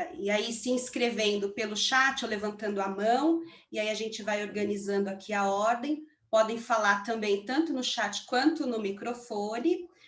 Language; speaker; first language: Portuguese; native; Portuguese